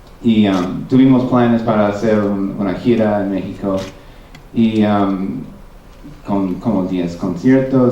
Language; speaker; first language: Spanish; non-native, fluent; English